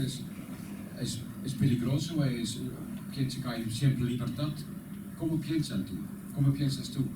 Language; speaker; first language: Spanish; non-native, learner; Dutch